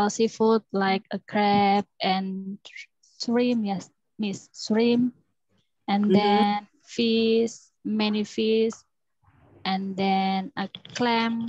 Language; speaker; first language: English; non-native, learner; Indonesian